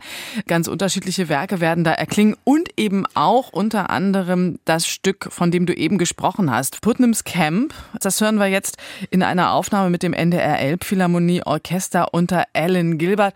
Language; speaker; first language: German; native; German